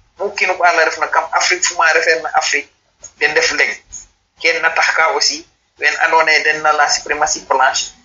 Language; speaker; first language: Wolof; non-native, local second language; Serer